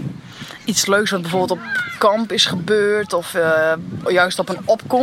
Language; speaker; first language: Dutch; native; Dutch